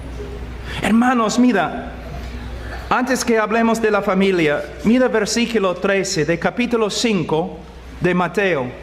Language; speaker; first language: Spanish; non-native, fluent; English